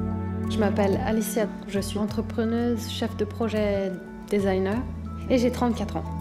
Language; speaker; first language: French; native; French